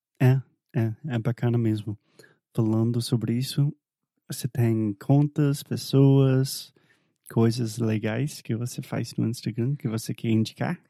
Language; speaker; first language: Portuguese; non-native, fluent; English